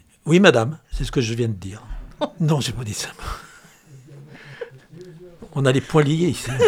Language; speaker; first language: French; native; French